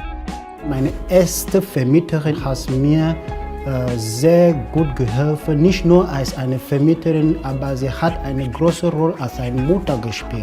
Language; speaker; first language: German; non-native, learner; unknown